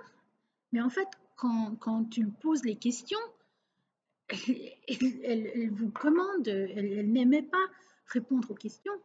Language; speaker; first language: French; non-native, local second language; Portuguese